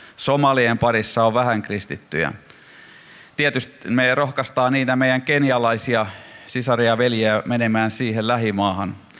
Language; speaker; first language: Finnish; native; Finnish